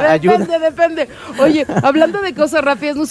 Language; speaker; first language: Spanish; native; Spanish